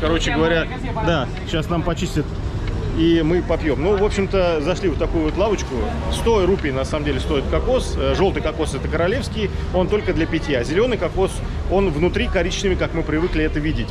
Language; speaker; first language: Russian; native; Russian